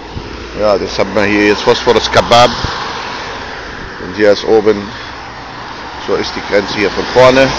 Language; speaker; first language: German; non-native, fluent; Arabic